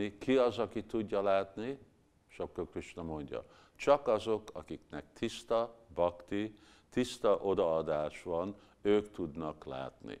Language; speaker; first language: Hungarian; early bilingual, heritage; Hungarian